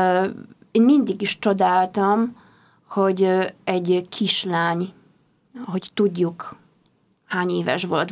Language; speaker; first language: Hungarian; non-native, fluent; Polish